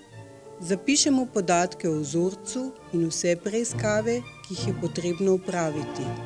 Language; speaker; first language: Slovenian; native; Slovenian